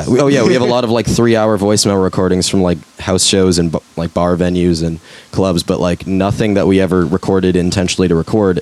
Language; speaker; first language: English; native; English